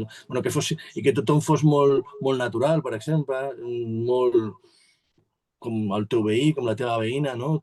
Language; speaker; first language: Catalan; native; Catalan